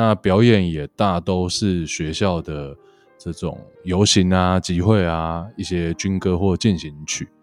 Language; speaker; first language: Chinese; native; Chinese